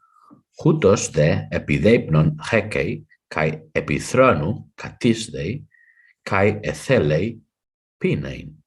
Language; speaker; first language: Greek; non-native, fluent; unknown